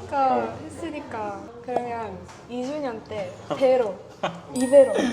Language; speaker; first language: Korean; non-native, fluent; Japanese